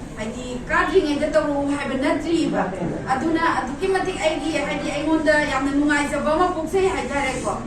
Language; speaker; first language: Manipuri; native; Manipuri